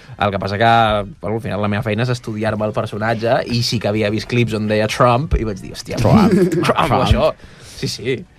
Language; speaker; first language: Catalan; early bilingual, other home language; Spanish